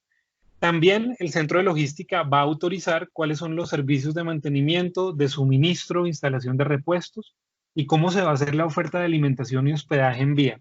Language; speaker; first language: Spanish; native; Spanish